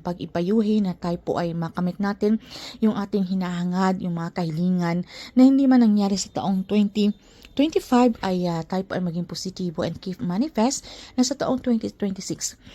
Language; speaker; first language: Filipino; native; Filipino